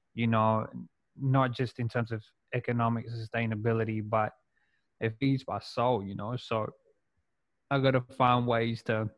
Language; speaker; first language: English; non-native, local second language; Punjabi